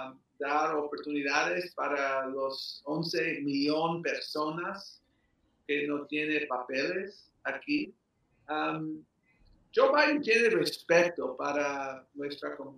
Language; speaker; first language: Spanish; early bilingual, heritage; English